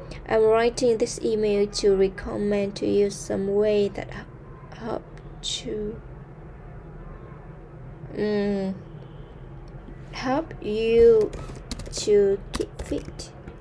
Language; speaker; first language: English; non-native, fluent; Vietnamese